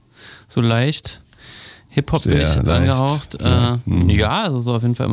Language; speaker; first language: German; native; German